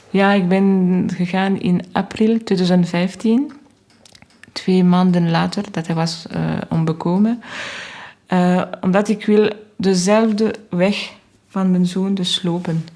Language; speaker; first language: Dutch; non-native, fluent; French